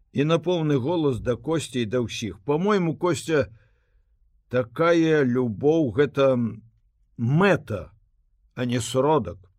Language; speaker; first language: Belarusian; native; Belarusian